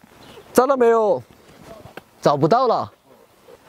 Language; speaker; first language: Chinese; native; Chinese